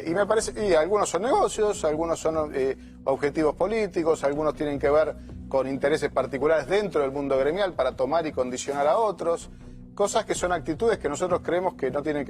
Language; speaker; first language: Spanish; native; Spanish